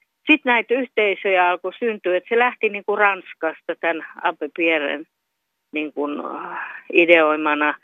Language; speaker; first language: Finnish; native; Finnish